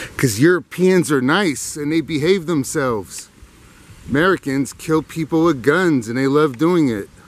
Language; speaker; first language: English; native; English